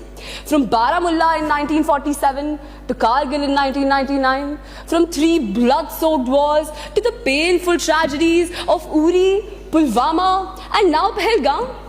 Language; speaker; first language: English; non-native, local second language; Hindi